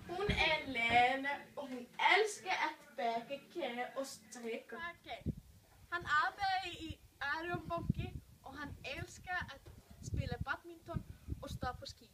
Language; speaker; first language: Danish; non-native, learner; Icelandic